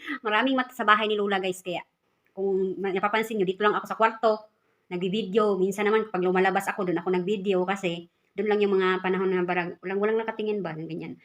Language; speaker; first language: Filipino; non-native, local second language; Cebuano